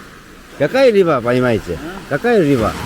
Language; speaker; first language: Russian; non-native, learner; Korean